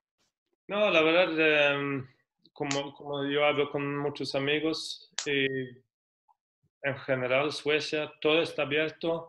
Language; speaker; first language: Spanish; non-native, fluent; Swedish